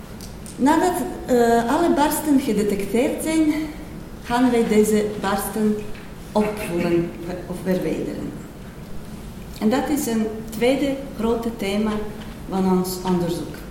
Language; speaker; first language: Dutch; non-native, fluent; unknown